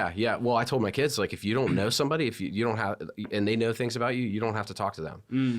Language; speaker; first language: English; native; English